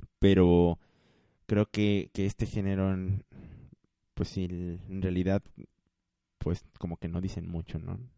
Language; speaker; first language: Spanish; native; Spanish